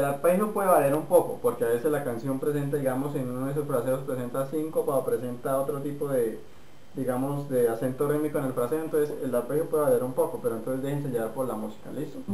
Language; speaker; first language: Spanish; native; Spanish